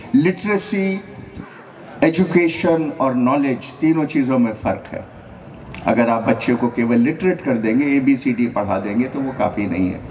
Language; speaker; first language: Urdu; native; Urdu